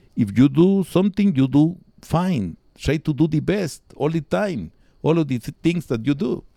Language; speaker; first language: English; non-native, learner; Spanish